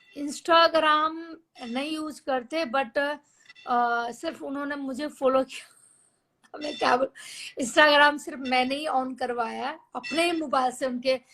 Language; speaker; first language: Hindi; native; Hindi